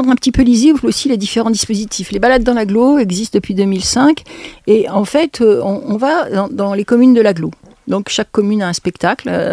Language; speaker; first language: French; native; French